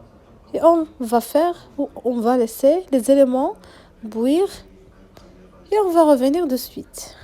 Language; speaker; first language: French; non-native, local second language; Arabic